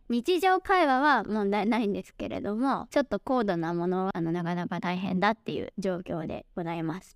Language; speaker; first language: Japanese; native; Japanese